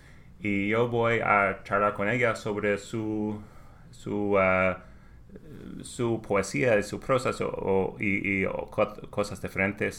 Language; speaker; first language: Spanish; non-native, learner; English